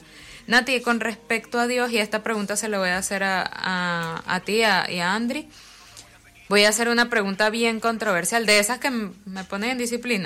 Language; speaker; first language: Spanish; native; Spanish